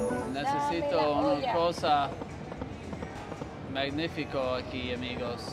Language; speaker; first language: Spanish; non-native, learner; English